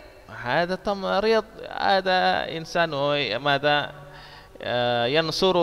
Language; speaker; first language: Arabic; non-native, fluent; Indonesian